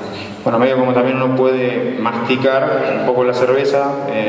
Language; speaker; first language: Spanish; native; Spanish